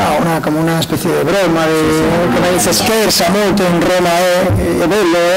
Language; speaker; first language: Italian; non-native, learner; Spanish